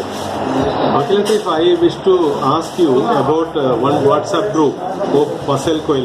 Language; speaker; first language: English; non-native, local second language; Malayalam